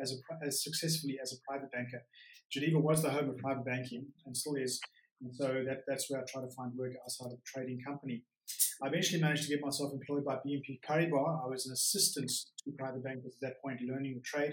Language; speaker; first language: English; native; English